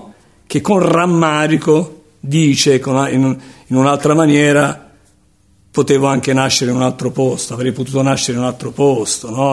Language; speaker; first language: Italian; native; Italian